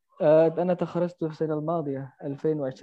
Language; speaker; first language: Arabic; non-native, learner; Indonesian